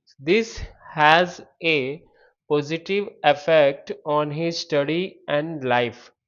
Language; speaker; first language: English; non-native, local second language; Telugu